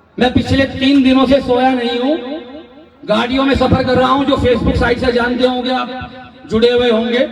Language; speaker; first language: Hindi; native; Hindi